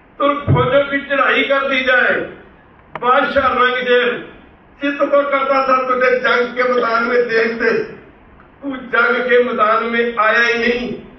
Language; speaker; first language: Urdu; non-native, local second language; Punjabi